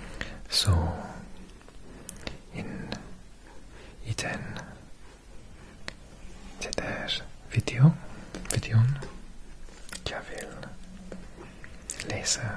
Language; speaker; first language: Swedish; non-native, learner; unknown